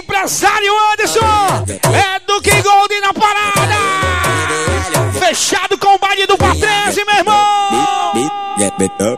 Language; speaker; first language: Portuguese; native; Portuguese